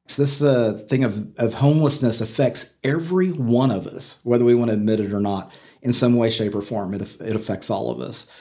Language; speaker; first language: English; native; English